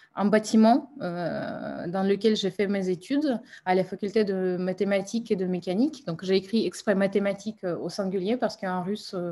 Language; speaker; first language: French; non-native, fluent; Russian